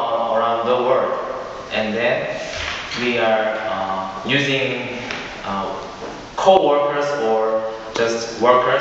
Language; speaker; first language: English; non-native, learner; Korean